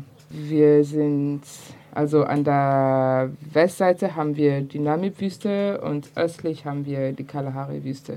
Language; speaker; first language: German; early bilingual, other home language; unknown